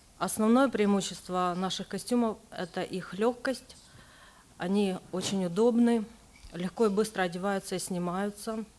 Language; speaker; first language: Russian; native; Russian